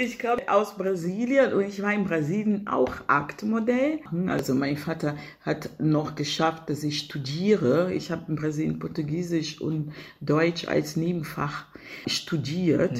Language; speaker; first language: German; non-native, fluent; Portuguese